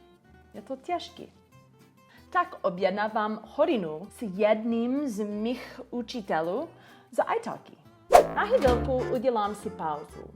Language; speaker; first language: Czech; non-native, learner; English